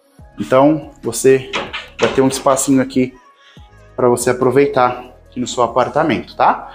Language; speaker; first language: Portuguese; native; Portuguese